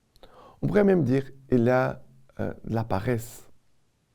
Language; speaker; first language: French; non-native, fluent; Portuguese